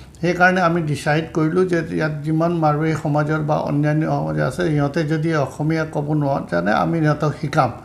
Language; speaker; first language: Assamese; non-native, local second language; Marwari